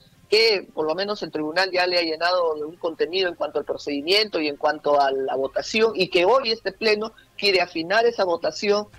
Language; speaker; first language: Spanish; native; Spanish